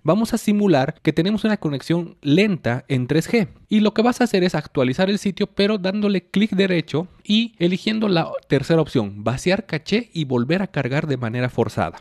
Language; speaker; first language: Spanish; native; Spanish